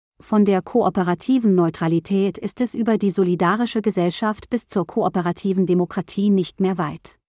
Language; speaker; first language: German; native; German